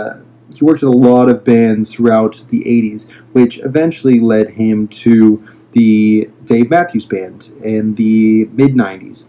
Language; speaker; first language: English; native; English